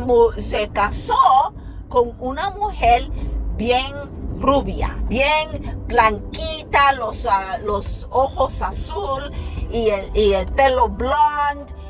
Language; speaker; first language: Spanish; early bilingual, heritage; Spanish